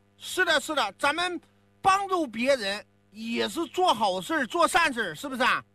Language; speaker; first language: Chinese; native; Chinese